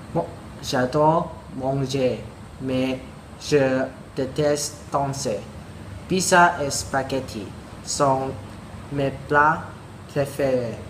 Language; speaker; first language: French; non-native, learner; Cantonese